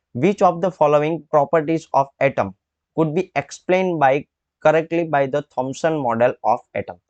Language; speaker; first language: English; non-native, local second language; Gujarati